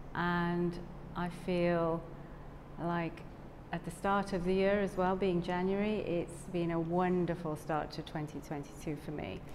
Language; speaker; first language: English; native; English